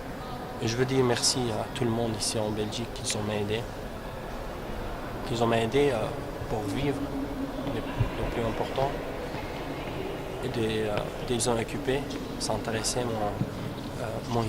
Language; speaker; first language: French; non-native, learner; Kurdish